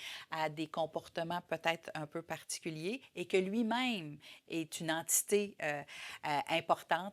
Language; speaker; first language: French; native; French